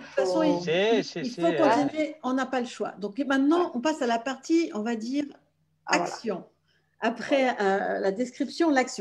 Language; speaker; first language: French; native; French